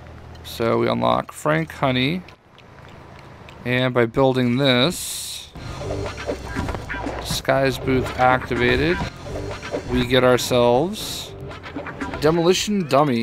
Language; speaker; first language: English; native; English